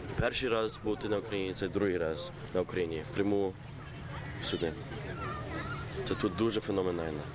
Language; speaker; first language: Ukrainian; early bilingual, heritage; Ukrainian